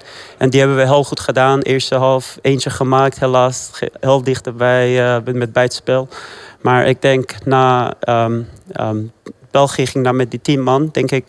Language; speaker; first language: Dutch; non-native, fluent; Persian